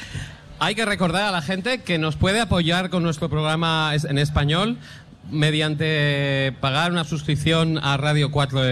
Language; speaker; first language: Spanish; native; Spanish